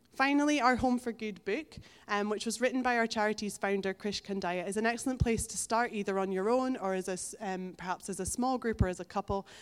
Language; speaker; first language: English; native; English